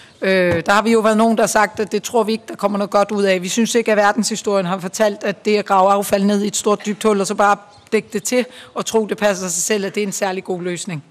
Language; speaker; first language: Danish; native; Danish